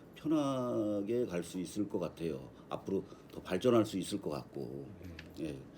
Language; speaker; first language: Korean; native; Korean